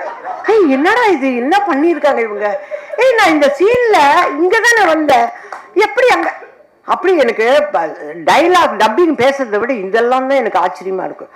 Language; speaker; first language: Tamil; native; Tamil